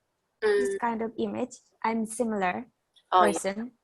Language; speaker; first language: English; non-native, fluent; Japanese